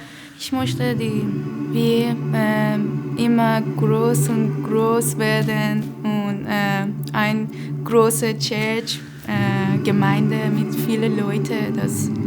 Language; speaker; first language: German; non-native, learner; Persian